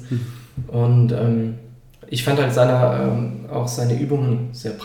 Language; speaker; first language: German; native; German